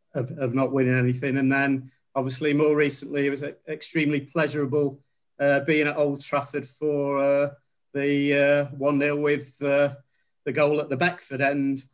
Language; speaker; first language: English; native; English